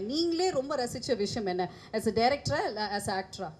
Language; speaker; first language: Tamil; native; Tamil